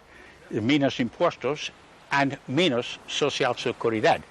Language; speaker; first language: Spanish; non-native, learner; English